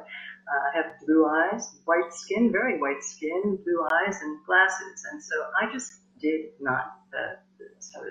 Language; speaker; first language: English; native; English